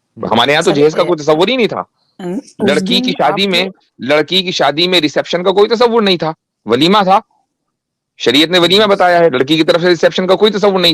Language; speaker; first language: Hindi; native; Hindi